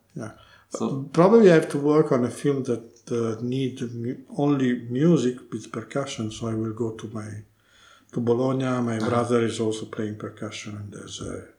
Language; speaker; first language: English; non-native, learner; Italian